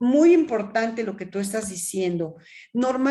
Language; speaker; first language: Spanish; native; Spanish